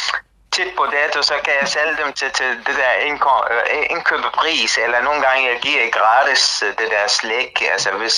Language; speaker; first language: Danish; non-native, learner; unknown